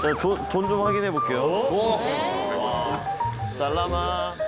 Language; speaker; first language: Korean; native; Korean